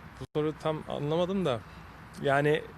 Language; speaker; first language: Turkish; early bilingual, heritage; Turkish